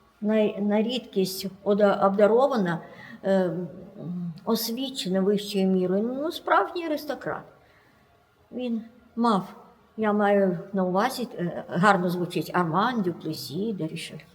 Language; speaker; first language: Ukrainian; non-native, local second language; Russian